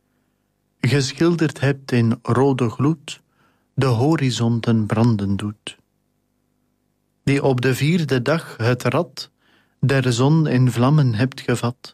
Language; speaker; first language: Dutch; native; Dutch